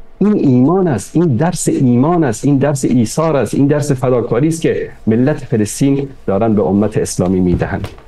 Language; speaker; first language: Persian; native; Persian